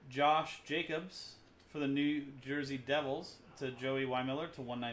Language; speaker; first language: English; native; English